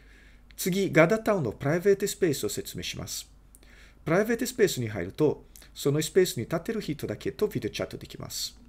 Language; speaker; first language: Japanese; non-native, fluent; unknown